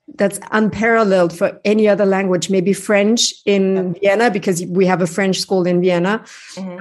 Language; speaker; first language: English; non-native, fluent; German